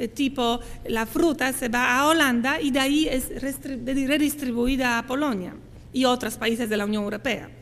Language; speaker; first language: Spanish; non-native, fluent; Polish